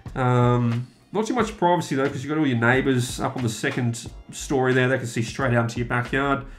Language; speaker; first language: English; native; English